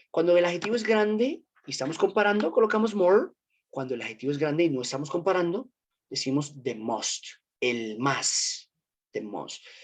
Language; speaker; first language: Spanish; native; Spanish